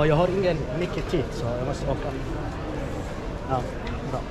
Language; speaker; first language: Swedish; non-native, learner; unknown